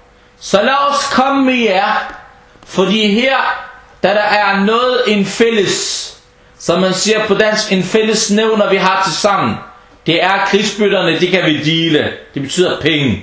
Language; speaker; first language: Danish; early bilingual, other home language; Arabic